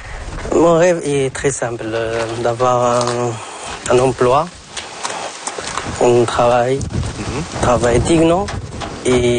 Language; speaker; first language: French; non-native, local second language; Arabic